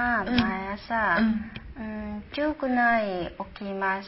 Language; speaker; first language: Japanese; non-native, learner; Chinese